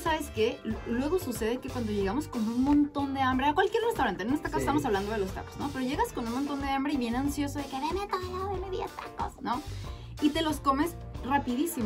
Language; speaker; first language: Spanish; native; Spanish